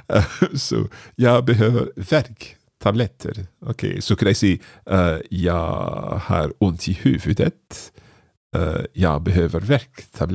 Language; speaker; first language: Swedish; non-native, learner; English